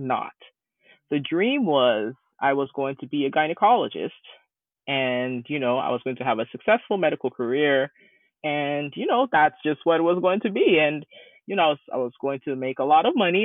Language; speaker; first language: English; non-native, local second language; Akan